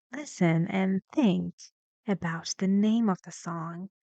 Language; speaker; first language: English; non-native, fluent; Persian